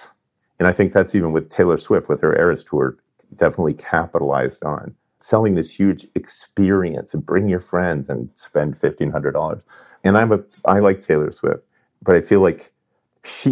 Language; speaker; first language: English; native; English